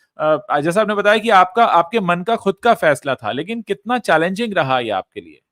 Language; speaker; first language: Hindi; native; Hindi